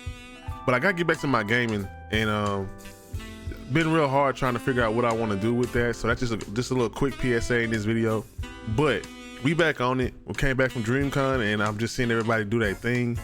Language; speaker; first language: English; native; English